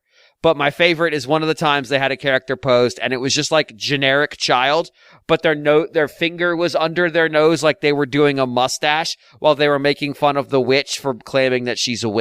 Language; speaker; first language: English; native; English